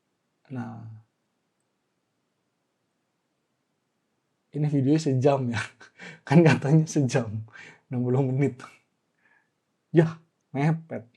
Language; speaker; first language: Indonesian; native; Indonesian